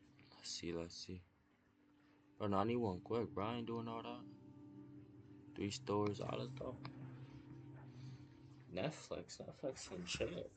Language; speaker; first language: English; native; English